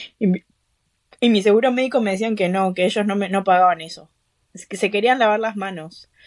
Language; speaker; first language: Spanish; native; Spanish